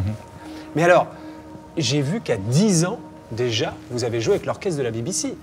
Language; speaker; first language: French; native; French